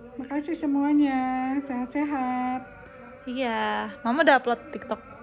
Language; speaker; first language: Indonesian; native; Indonesian